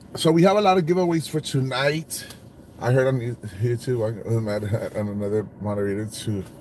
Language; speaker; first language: English; early bilingual, other home language; Spanish